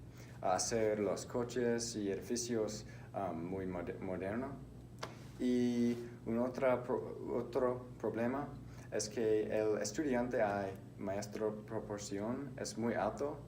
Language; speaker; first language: Spanish; non-native, learner; English